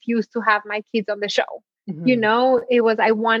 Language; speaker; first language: English; non-native, fluent; Spanish